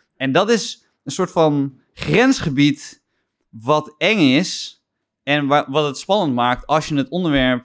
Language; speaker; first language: Dutch; native; Dutch